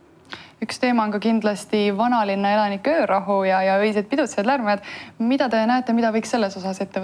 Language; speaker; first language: Estonian; native; Estonian